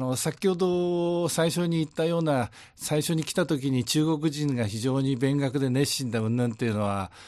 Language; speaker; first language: Japanese; native; Japanese